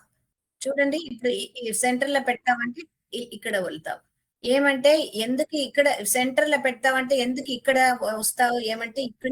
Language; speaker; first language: Telugu; non-native, learner; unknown